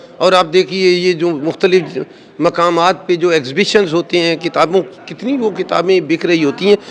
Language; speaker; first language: Urdu; native; Urdu